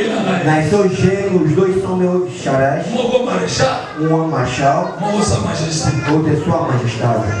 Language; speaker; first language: Portuguese; non-native, fluent; Lingala